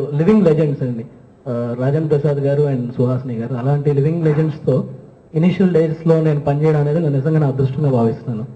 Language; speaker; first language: Telugu; native; Telugu